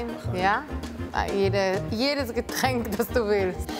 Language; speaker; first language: German; non-native, fluent; Hebrew